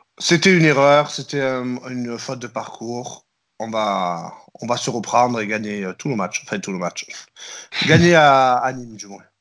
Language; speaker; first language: French; native; French